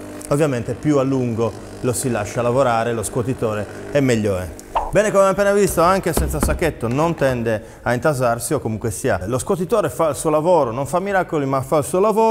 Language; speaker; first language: Italian; native; Italian